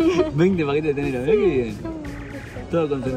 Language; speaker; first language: Spanish; native; Spanish